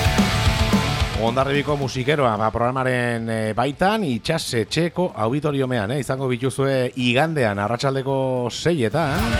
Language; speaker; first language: Basque; native; Basque